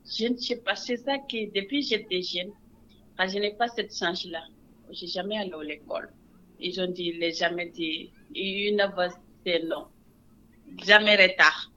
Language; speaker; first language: French; non-native, local second language; Wolof